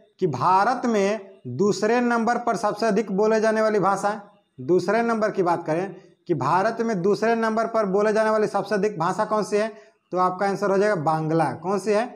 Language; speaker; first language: Hindi; native; Hindi